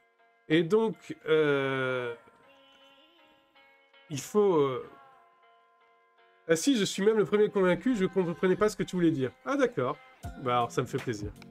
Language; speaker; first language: French; native; French